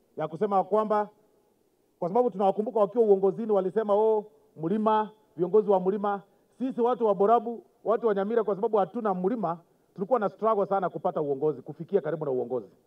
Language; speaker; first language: Swahili; non-native, local second language; Gusii